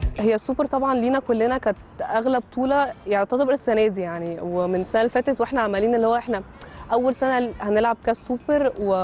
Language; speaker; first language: Arabic; native; Arabic